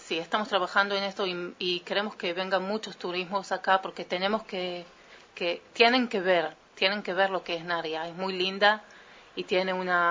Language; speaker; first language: Spanish; early bilingual, heritage; Spanish